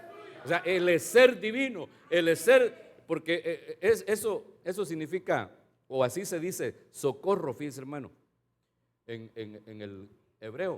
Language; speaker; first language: Spanish; native; Spanish